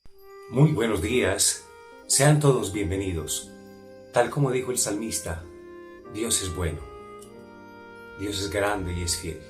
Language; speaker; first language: Spanish; native; Spanish